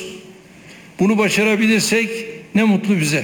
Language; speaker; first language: Turkish; native; Turkish